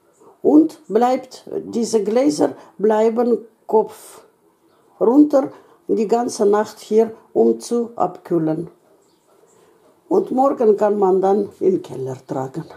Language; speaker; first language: German; non-native, local second language; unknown